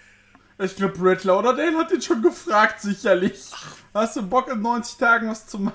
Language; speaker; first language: German; native; German